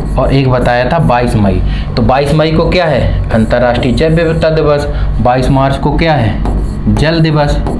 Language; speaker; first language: Hindi; native; Hindi